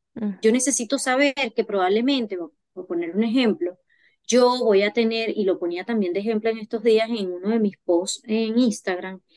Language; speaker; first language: Spanish; native; Spanish